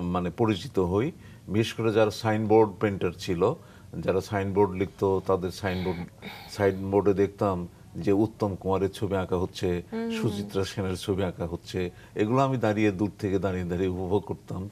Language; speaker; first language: Bangla; native; Bangla